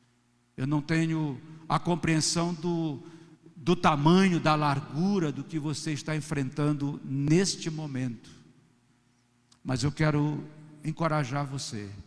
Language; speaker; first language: Portuguese; native; Portuguese